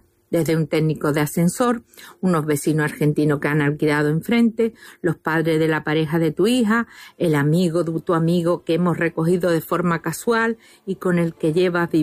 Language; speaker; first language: Spanish; native; Spanish